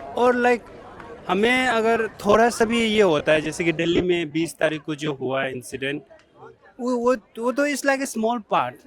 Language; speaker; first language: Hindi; non-native, local second language; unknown